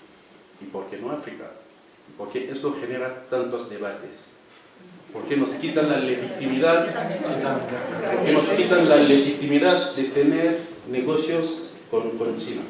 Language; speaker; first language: Spanish; non-native, fluent; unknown